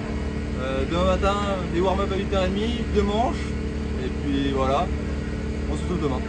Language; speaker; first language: French; native; French